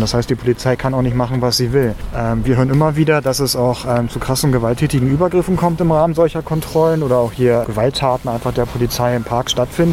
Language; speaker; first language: German; native; German